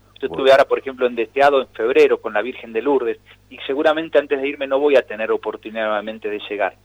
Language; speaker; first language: Spanish; native; Spanish